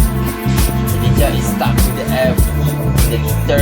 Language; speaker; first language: English; non-native, local second language; Malay